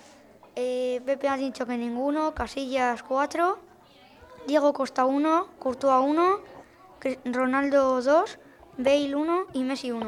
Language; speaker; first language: Spanish; native; Spanish